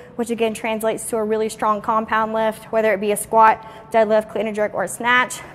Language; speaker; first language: English; native; English